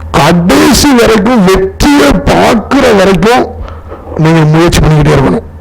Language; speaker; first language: Tamil; non-native, local second language; Telugu